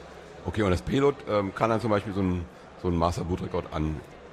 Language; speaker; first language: German; native; German